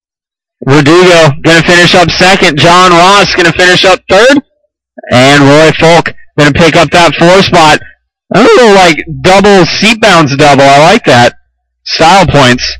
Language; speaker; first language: English; native; English